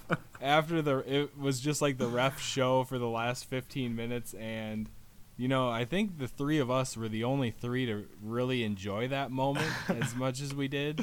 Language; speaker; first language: English; native; English